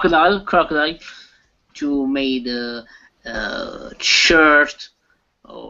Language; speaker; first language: English; non-native, learner; Italian